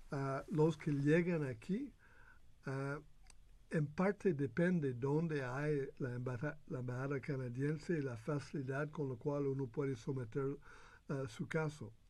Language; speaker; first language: Spanish; non-native, fluent; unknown